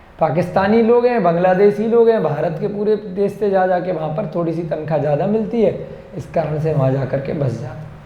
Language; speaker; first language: Hindi; native; Hindi